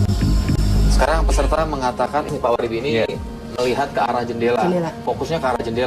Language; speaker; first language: Indonesian; native; Indonesian